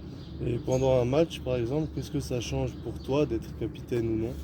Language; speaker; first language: French; native; French